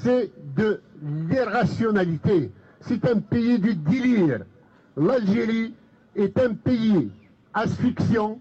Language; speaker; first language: French; non-native, local second language; Kabyle